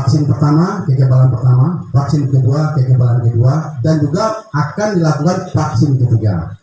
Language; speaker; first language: Indonesian; native; Indonesian